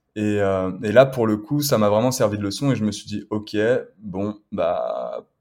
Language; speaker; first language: French; native; French